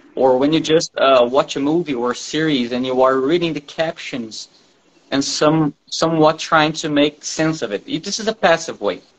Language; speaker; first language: English; non-native, fluent; Portuguese